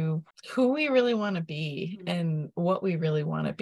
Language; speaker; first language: English; native; English